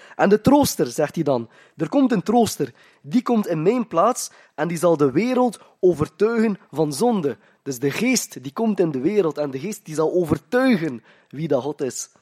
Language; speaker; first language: Dutch; native; Dutch